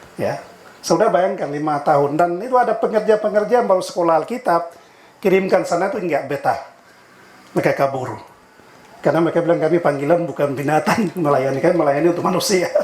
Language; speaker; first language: Indonesian; native; Indonesian